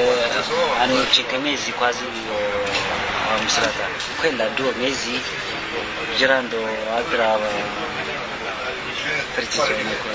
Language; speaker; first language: Italian; non-native, learner; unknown